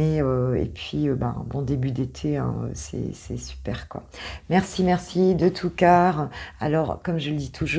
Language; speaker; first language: French; native; French